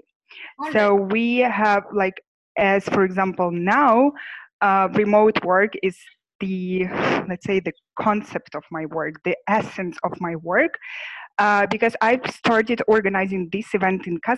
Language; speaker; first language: English; non-native, fluent; Ukrainian